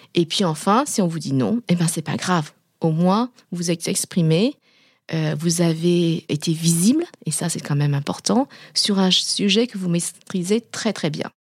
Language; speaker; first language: French; early bilingual, other home language; Vietnamese